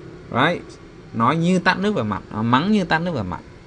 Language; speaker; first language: Vietnamese; native; Vietnamese